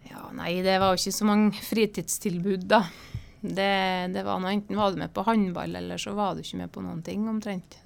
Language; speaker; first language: Norwegian; native; Norwegian